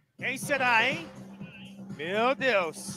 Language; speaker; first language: Portuguese; native; Portuguese